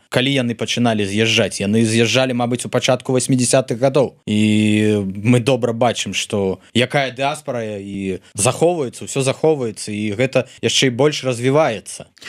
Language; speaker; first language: Belarusian; non-native, local second language; Russian